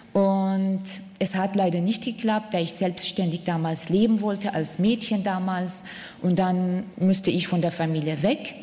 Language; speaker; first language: German; non-native, fluent; Central Kurdish